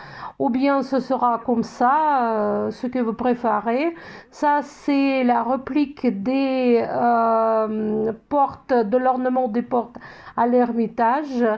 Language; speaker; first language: French; non-native, fluent; Russian